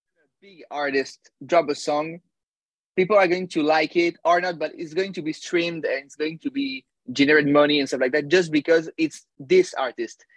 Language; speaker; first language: English; non-native, fluent; French